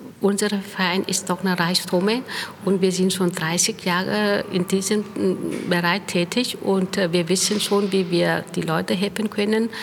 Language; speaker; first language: German; non-native, fluent; Vietnamese